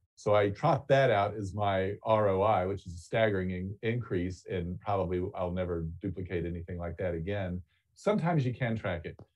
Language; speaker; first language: English; native; English